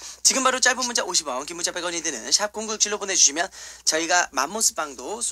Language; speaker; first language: Korean; native; Korean